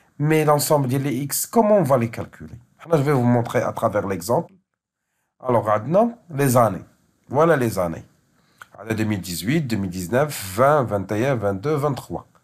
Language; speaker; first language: French; non-native, local second language; Arabic